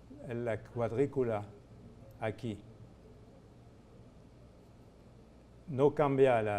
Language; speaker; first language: Spanish; non-native, fluent; French